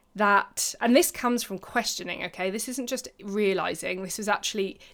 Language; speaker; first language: English; native; English